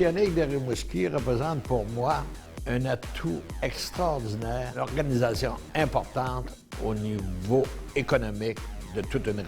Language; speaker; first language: French; native; French